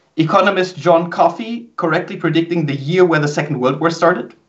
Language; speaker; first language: English; non-native, fluent; German